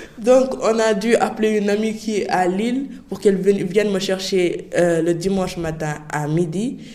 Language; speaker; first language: French; non-native, local second language; Wolof